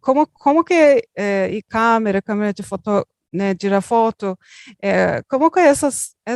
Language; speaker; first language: Portuguese; non-native, learner; Turkish